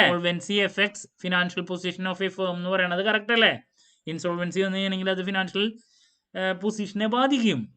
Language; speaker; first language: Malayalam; native; Malayalam